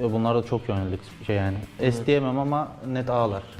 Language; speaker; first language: Turkish; native; Turkish